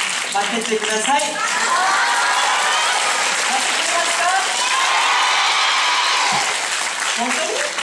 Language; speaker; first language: Japanese; non-native, fluent; Korean